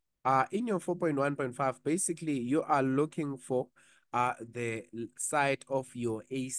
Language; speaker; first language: English; non-native, local second language; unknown